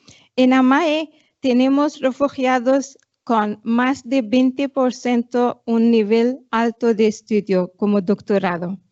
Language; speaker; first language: Spanish; non-native, fluent; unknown